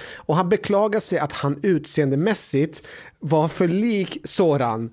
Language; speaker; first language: Swedish; early bilingual, other home language; Persian